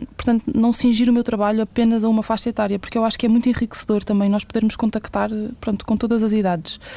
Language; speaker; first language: Portuguese; early bilingual, other home language; English